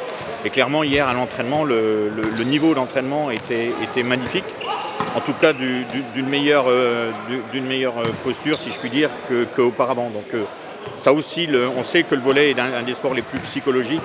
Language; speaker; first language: French; native; French